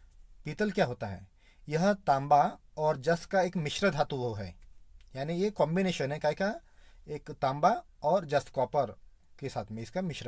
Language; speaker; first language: Hindi; non-native, local second language; Marathi